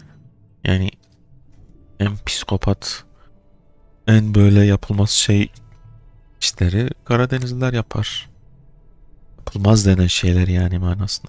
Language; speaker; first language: Turkish; native; Turkish